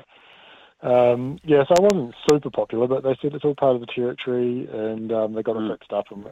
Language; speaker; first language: English; native; English